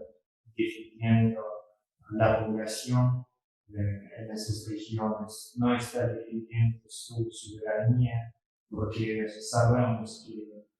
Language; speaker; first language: Spanish; non-native, fluent; Russian